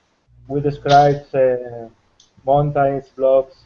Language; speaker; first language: English; non-native, learner; Spanish